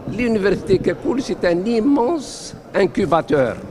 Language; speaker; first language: French; non-native, local second language; Arabic